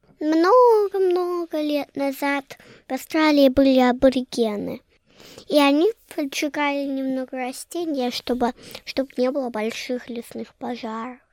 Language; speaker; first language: Russian; early bilingual, heritage; Russian